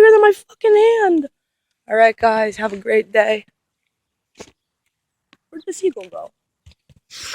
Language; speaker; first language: English; native; English